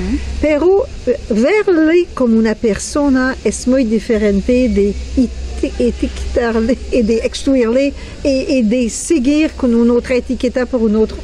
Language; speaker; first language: Spanish; non-native, fluent; French